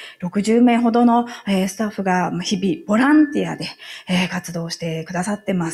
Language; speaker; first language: Japanese; native; Japanese